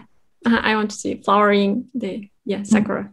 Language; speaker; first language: English; non-native, fluent; Kazakh